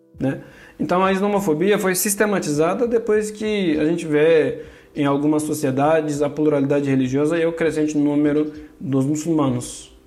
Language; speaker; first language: Portuguese; non-native, fluent; Kurdish